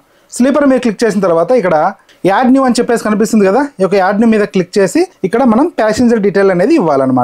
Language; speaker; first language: Telugu; native; Telugu